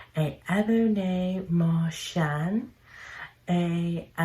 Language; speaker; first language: French; non-native, learner; English